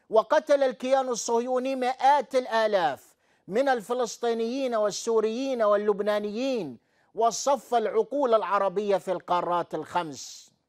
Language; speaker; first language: Arabic; native; Arabic